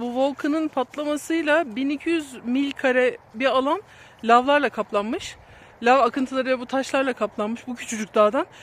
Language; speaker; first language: Turkish; native; Turkish